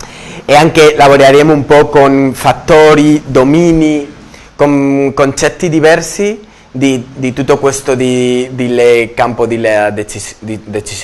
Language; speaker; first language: Italian; non-native, learner; Spanish